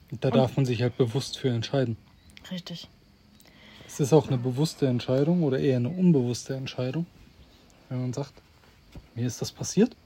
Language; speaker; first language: German; native; German